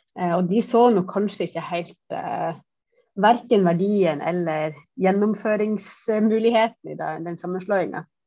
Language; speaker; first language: Norwegian; native; Norwegian